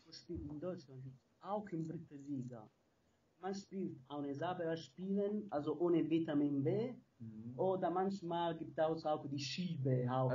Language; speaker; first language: German; non-native, learner; Italian